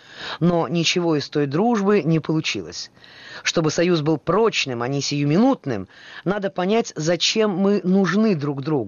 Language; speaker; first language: Russian; native; Russian